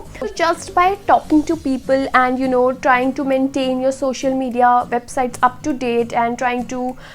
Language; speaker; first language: English; non-native, local second language; Hindi